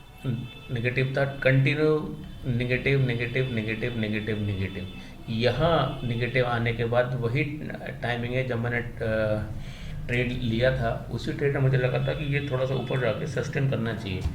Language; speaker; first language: Hindi; native; Hindi